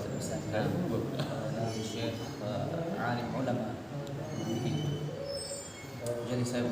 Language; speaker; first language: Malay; non-native, fluent; Arabic